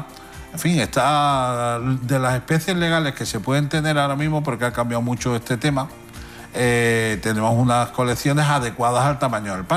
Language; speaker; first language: Spanish; native; Spanish